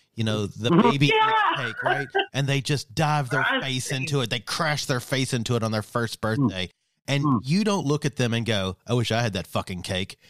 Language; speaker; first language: English; native; English